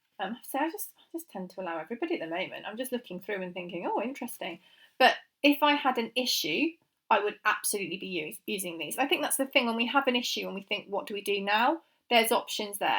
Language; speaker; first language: English; native; English